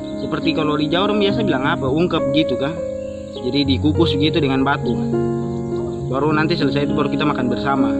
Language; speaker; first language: Indonesian; native; Indonesian